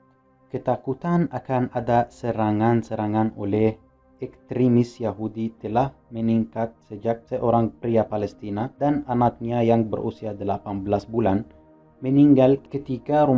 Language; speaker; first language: Indonesian; non-native, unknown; Arabic